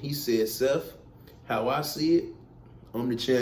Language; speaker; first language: English; native; English